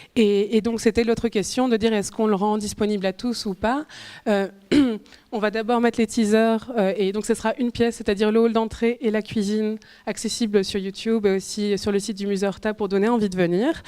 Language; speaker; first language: French; native; French